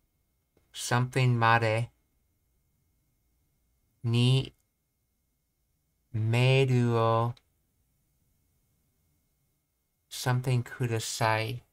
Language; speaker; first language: Japanese; non-native, learner; English